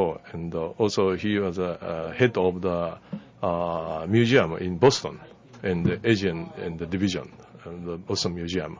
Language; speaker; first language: English; non-native, learner; Japanese